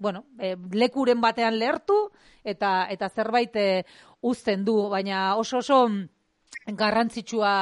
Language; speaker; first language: Basque; native; Basque